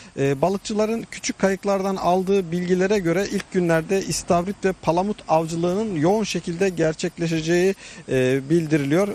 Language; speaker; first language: Turkish; native; Turkish